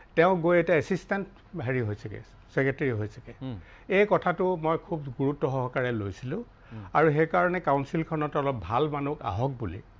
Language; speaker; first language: Assamese; native; Assamese